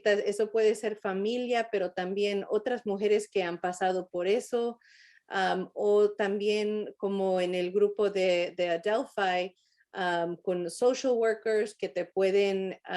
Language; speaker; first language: Spanish; early bilingual, heritage; Spanish